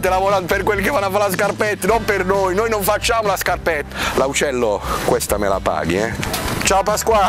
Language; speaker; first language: Italian; native; Italian